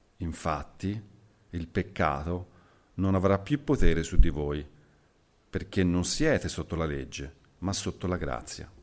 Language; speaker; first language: Italian; native; Italian